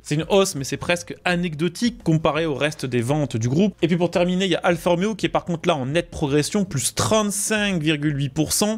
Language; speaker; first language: French; native; French